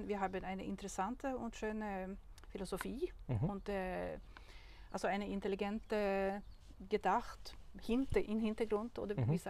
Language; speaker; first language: German; non-native, learner; Swedish